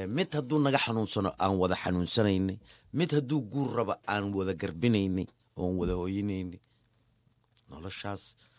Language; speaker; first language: Somali; native; Somali